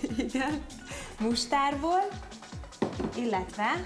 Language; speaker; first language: Hungarian; native; Hungarian